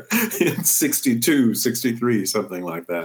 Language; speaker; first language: English; native; English